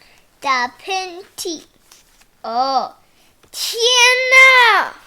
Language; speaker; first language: Chinese; early bilingual, heritage; Chinese